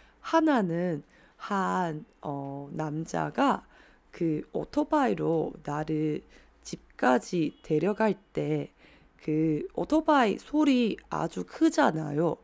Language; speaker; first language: Korean; non-native, fluent; Chinese